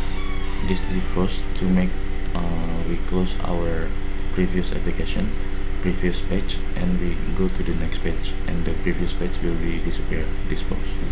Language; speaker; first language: English; non-native, learner; Indonesian